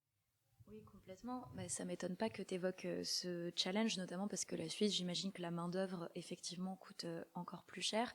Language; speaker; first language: French; native; French